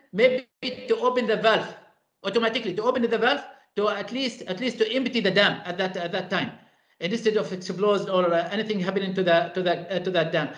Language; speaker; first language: English; non-native, fluent; Arabic